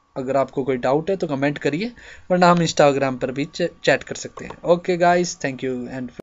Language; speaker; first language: Hindi; native; Hindi